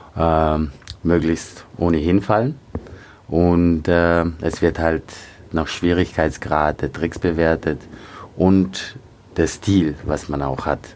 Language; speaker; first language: German; early bilingual, other home language; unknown